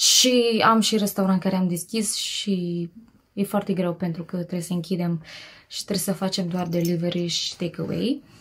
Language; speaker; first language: Romanian; non-native, fluent; Filipino